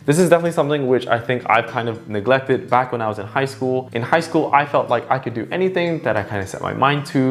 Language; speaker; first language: English; native; English